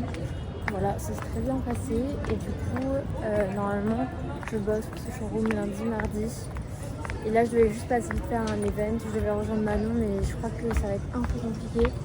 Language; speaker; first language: French; native; French